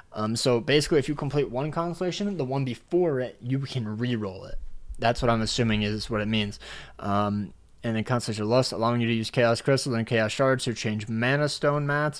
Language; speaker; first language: English; native; English